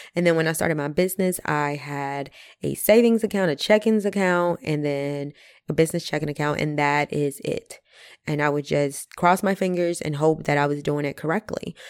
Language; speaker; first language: English; early bilingual, other home language; Spanish